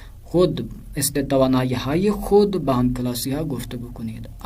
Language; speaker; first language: Persian; non-native, fluent; Urdu